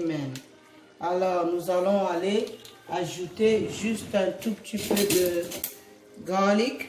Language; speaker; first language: French; non-native, local second language; Lingala